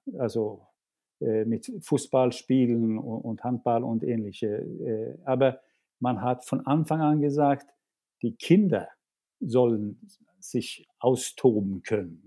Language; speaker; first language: German; non-native, fluent; Swedish